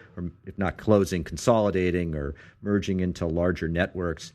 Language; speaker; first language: English; native; English